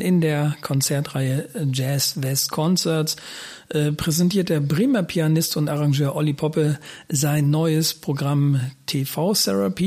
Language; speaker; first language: German; native; German